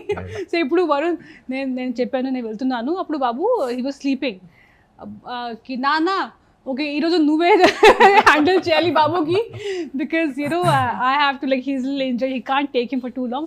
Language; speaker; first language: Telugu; non-native, fluent; Hindi